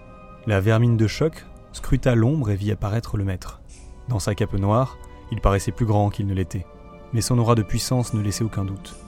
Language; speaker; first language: French; native; French